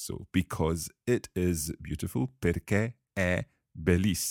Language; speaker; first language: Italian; non-native, fluent; English